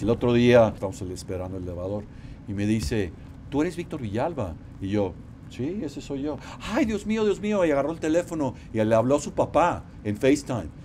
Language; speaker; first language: Spanish; native; Spanish